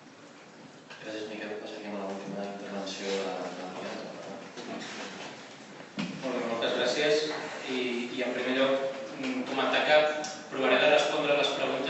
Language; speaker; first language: Catalan; native; Catalan